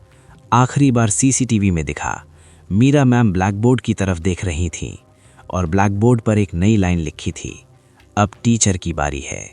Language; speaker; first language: Hindi; native; Hindi